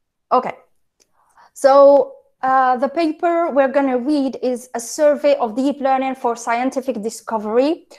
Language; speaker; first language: English; non-native, fluent; Arabic